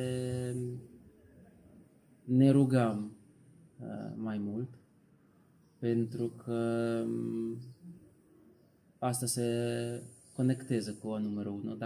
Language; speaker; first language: Romanian; non-native, learner; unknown